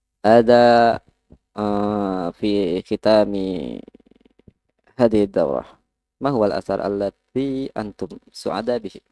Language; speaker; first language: Arabic; non-native, learner; Indonesian